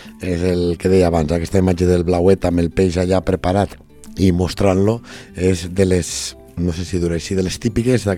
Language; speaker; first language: Catalan; native; Catalan